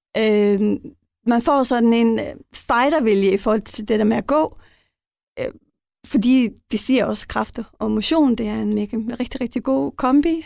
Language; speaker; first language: Danish; non-native, local second language; Faroese